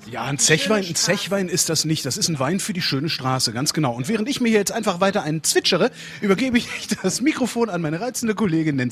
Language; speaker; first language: German; native; German